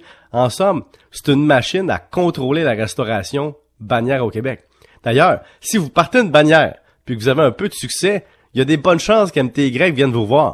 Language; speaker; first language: French; native; French